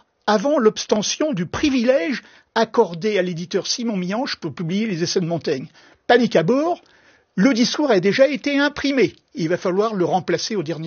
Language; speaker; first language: French; native; French